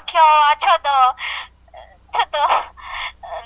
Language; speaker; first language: Japanese; non-native, learner; Chinese